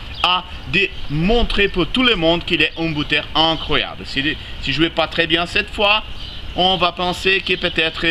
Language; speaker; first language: French; non-native, learner; Spanish